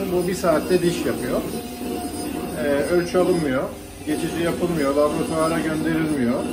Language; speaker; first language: Turkish; native; Turkish